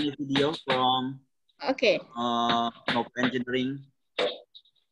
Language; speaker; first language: English; non-native, learner; Indonesian